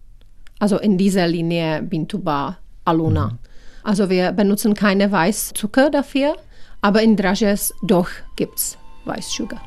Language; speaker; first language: German; non-native, learner; Czech